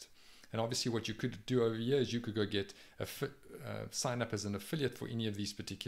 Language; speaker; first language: English; native; English